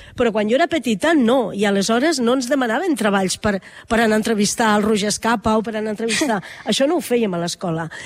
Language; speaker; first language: Catalan; native; Catalan